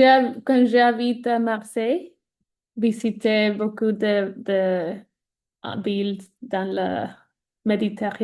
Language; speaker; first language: French; non-native, learner; Spanish